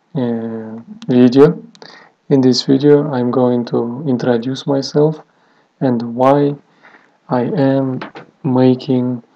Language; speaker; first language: English; non-native, fluent; Kazakh